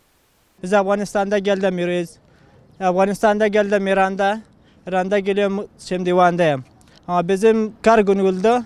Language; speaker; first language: Turkish; non-native, learner; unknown